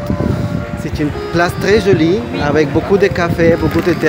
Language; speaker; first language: French; non-native, fluent; Russian